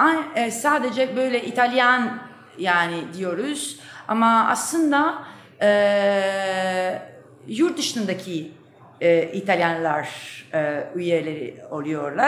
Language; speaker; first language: Turkish; non-native, fluent; Italian